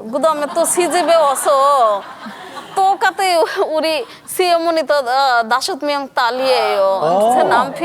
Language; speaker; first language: Korean; non-native, local second language; Bangla